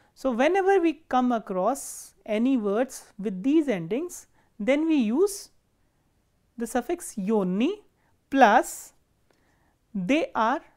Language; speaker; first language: English; non-native, local second language; Hindi